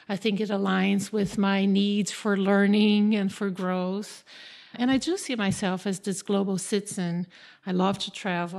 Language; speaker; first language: English; non-native, fluent; Portuguese